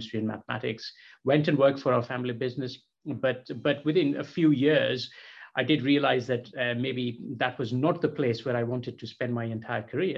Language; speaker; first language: English; non-native, local second language; Bangla